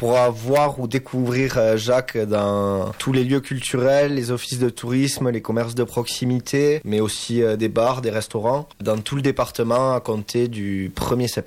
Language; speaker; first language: French; native; French